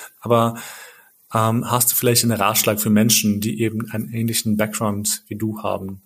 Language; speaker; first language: German; early bilingual, other home language; Albanian